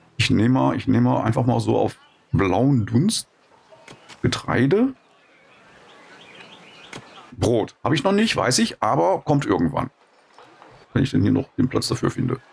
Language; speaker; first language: German; native; German